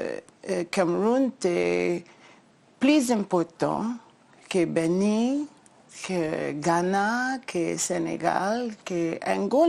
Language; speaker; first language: French; non-native, learner; English